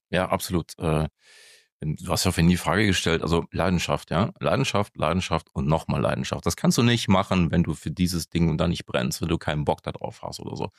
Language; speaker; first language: German; native; German